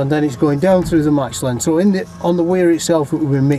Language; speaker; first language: English; native; English